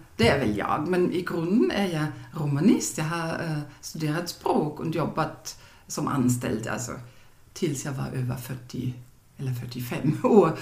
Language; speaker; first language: Swedish; non-native, fluent; German